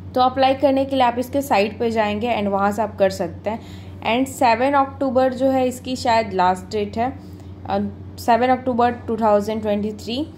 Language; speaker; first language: Hindi; native; Hindi